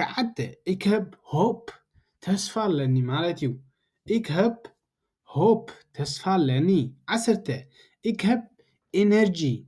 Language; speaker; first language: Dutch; non-native, learner; Tigrinya